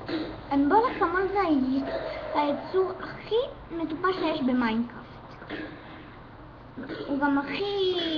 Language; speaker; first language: Hebrew; early bilingual, other home language; Russian